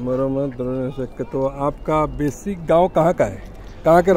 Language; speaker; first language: Hindi; native; Hindi